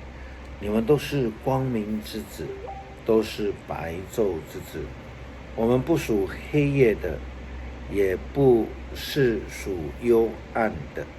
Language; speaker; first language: Chinese; native; Chinese